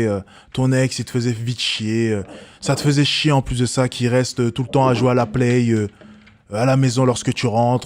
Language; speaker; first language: French; native; French